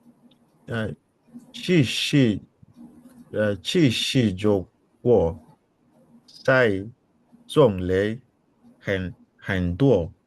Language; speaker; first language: Chinese; non-native, learner; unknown